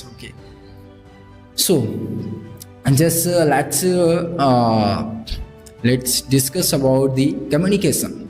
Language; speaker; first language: English; non-native, learner; Bhojpuri